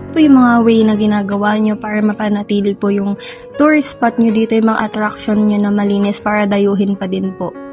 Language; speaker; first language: Filipino; native; Filipino